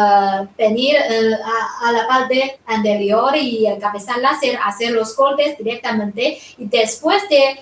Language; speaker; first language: Spanish; non-native, fluent; Chinese